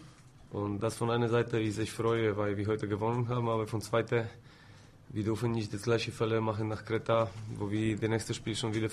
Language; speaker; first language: German; non-native, fluent; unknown